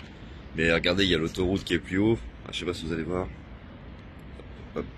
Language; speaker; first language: French; native; French